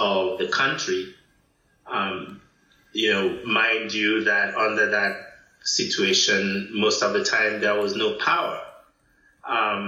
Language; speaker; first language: English; non-native, local second language; Igbo